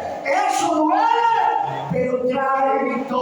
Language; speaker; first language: Spanish; native; Spanish